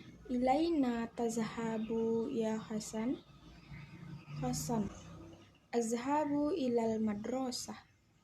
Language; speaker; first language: Arabic; non-native, learner; Indonesian